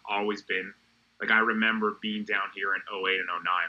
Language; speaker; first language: English; native; English